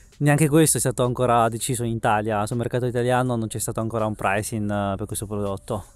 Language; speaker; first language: Italian; early bilingual, other home language; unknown